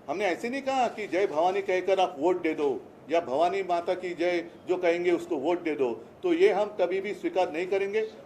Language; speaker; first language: Hindi; non-native, local second language; Marathi